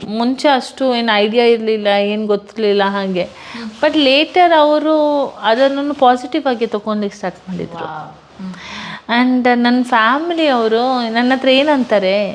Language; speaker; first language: Kannada; non-native, local second language; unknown